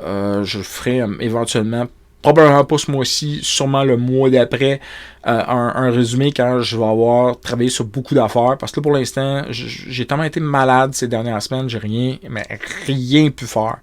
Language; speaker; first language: French; native; French